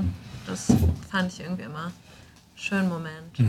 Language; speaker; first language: German; native; German